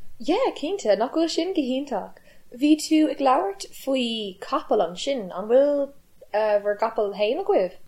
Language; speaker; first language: Irish; non-native, local second language; English